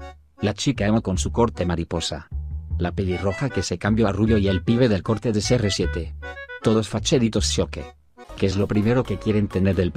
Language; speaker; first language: Spanish; native; Spanish